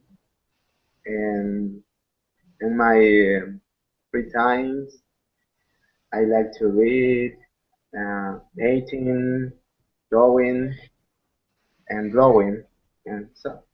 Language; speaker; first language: English; non-native, learner; Spanish